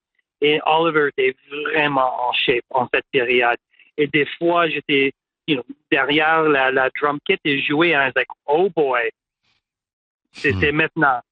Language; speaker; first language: French; non-native, local second language; English